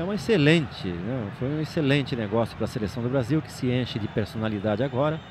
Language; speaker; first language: Portuguese; native; Portuguese